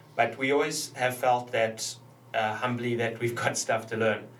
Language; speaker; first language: English; native; English